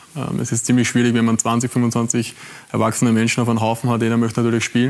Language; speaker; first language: German; native; German